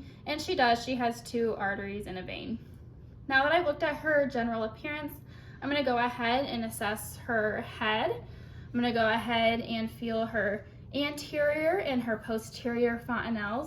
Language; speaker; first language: English; native; English